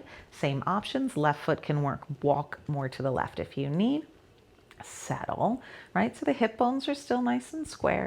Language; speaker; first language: English; native; English